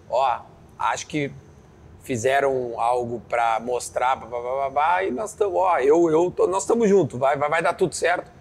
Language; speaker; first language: Portuguese; native; Portuguese